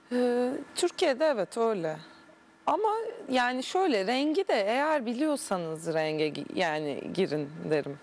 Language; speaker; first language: Turkish; early bilingual, heritage; Turkish